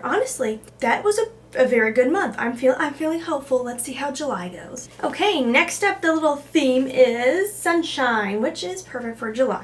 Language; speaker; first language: English; native; English